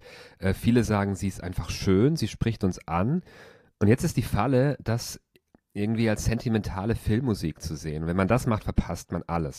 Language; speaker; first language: German; native; German